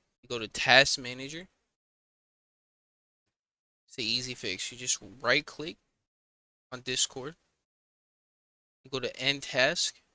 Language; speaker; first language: English; native; English